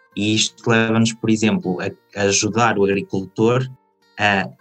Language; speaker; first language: Portuguese; native; Portuguese